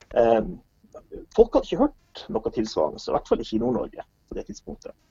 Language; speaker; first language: Norwegian; native; Norwegian